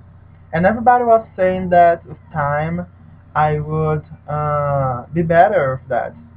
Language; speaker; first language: English; non-native, learner; Portuguese